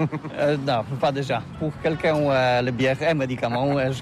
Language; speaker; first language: French; non-native, learner; Polish